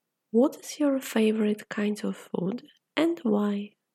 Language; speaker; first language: English; non-native, fluent; Polish